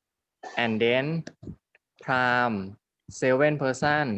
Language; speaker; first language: English; non-native, learner; Thai